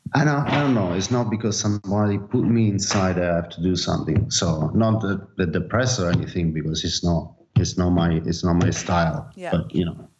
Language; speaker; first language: English; non-native, fluent; Italian